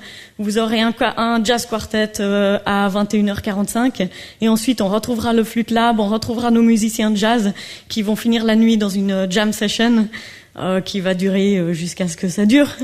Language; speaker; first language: French; native; French